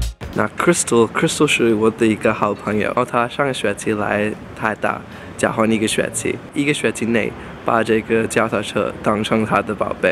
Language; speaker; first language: Chinese; non-native, fluent; Hindi